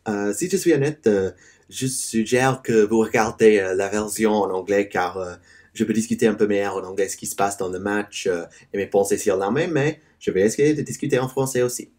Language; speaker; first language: French; non-native, learner; English